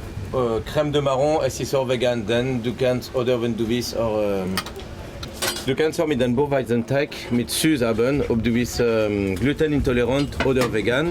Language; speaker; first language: German; non-native, learner; French